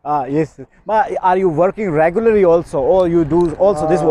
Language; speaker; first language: English; non-native, learner; Urdu